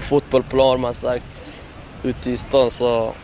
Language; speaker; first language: Swedish; early bilingual, other home language; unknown